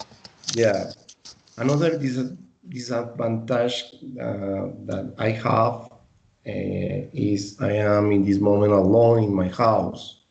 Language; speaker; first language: English; non-native, learner; Spanish